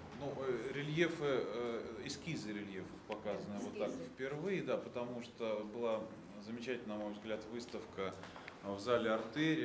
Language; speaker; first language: Russian; native; Russian